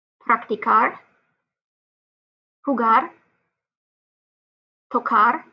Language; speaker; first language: Spanish; non-native, fluent; English